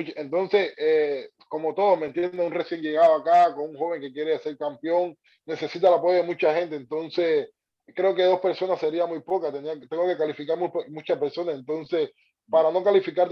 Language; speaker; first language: Spanish; native; Spanish